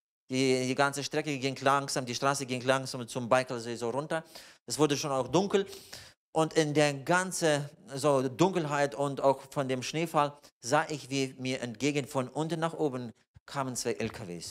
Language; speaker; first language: German; non-native, fluent; Russian